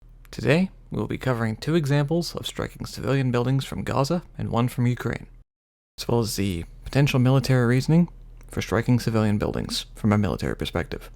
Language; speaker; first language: English; native; English